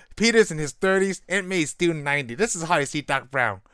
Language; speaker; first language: English; non-native, local second language; Cantonese